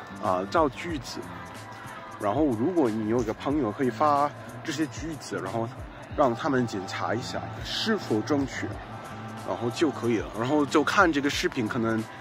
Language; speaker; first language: Chinese; non-native, fluent; English